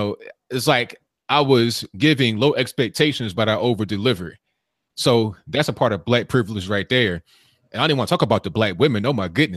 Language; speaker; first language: English; native; English